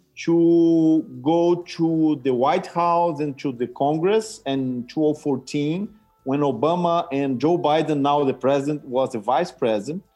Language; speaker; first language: English; non-native, fluent; Portuguese